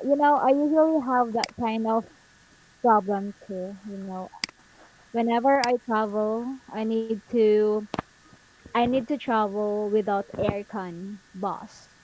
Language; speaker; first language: English; non-native, fluent; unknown